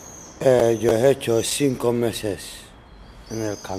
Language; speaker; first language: Spanish; non-native, learner; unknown